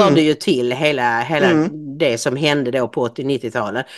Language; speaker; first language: Swedish; native; Swedish